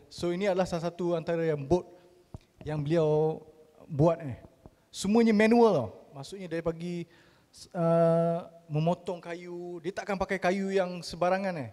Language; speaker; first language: Malay; native; Malay